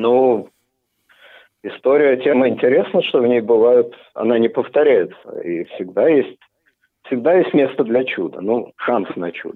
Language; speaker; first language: Russian; native; Russian